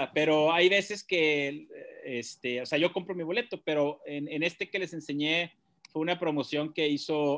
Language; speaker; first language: Spanish; native; Spanish